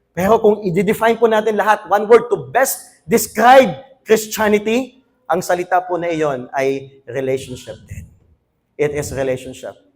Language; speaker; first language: Filipino; native; Filipino